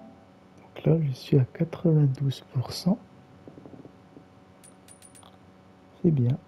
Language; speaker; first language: French; native; French